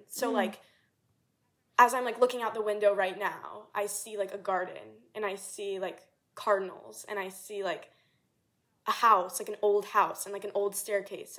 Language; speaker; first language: English; native; English